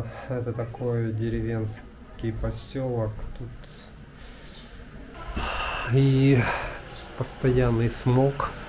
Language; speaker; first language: Russian; native; Russian